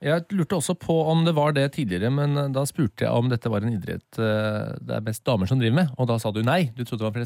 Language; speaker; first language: Norwegian; native; Norwegian